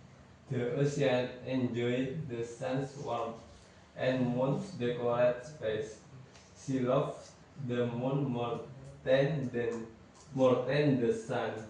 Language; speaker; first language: English; non-native, learner; Indonesian